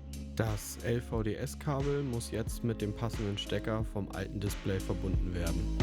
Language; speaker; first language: German; native; German